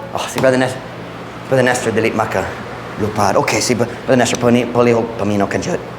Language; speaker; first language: Cebuano; non-native, fluent; English